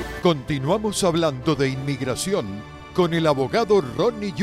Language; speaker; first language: Spanish; native; Spanish